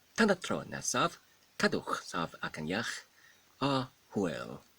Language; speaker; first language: Welsh; non-native, learner; Polish